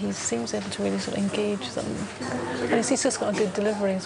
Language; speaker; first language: English; native; English